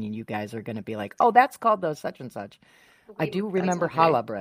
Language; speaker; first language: English; native; English